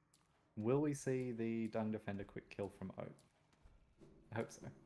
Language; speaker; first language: English; native; English